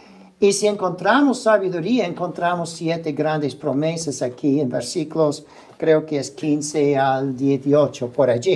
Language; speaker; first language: Spanish; non-native, fluent; English